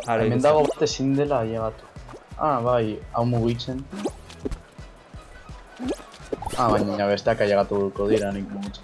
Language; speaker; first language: Basque; non-native, local second language; Spanish